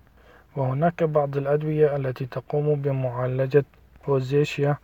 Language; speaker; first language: Arabic; native; Arabic